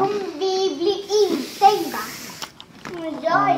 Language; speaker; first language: Swedish; native; Swedish